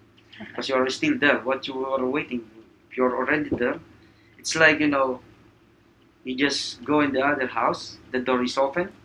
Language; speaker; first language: English; non-native, local second language; Filipino